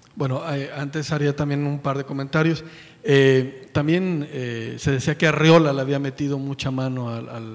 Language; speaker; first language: Spanish; native; Spanish